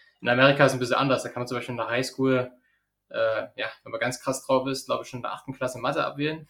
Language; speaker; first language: German; native; German